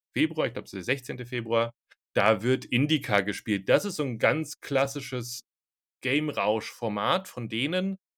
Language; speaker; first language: German; non-native, fluent; Slovenian